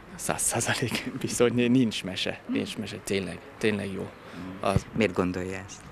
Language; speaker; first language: Hungarian; non-native, fluent; French